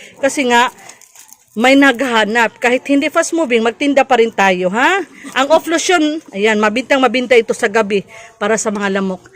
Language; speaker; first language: Filipino; non-native, local second language; Cebuano